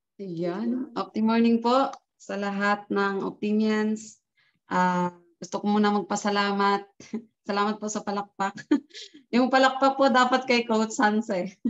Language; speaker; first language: Filipino; native; Filipino